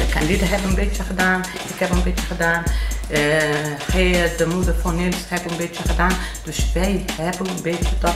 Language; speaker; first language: Dutch; non-native, learner; Portuguese